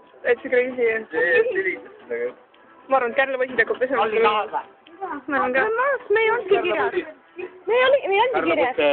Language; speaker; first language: Estonian; native; Estonian